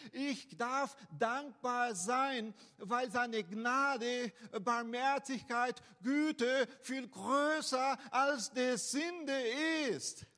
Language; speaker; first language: German; non-native, fluent; Portuguese